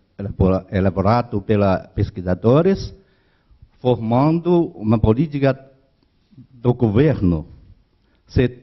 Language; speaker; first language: Portuguese; non-native, learner; Chinese